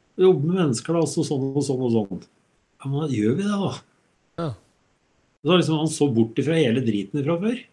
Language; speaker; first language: Norwegian; native; Norwegian